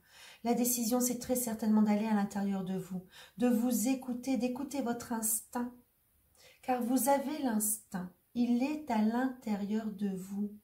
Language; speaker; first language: French; native; French